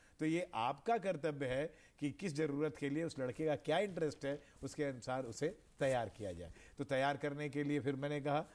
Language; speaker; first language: Hindi; native; Hindi